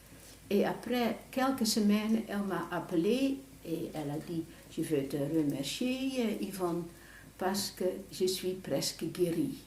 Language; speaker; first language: French; non-native, fluent; Dutch